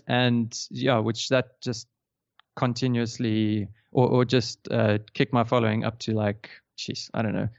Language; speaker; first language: English; native; English